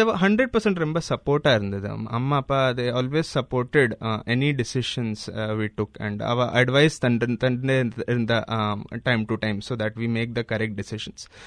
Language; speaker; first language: Tamil; early bilingual, heritage; Tamil